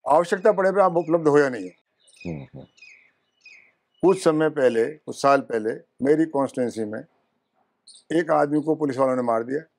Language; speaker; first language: Hindi; native; Hindi